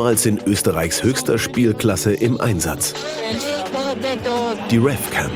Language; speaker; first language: German; native; German